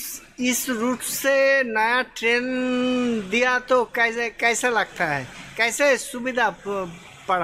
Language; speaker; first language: Hindi; non-native, local second language; Bangla